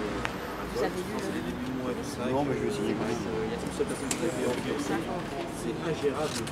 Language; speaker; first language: French; native; French